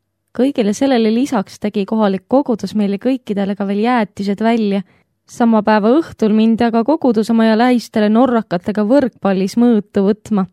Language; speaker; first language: Estonian; native; Estonian